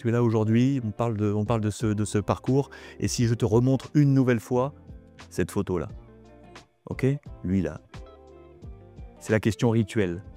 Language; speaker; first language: French; native; French